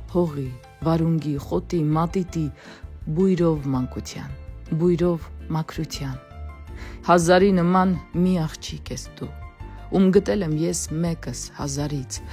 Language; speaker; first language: Armenian; native; Armenian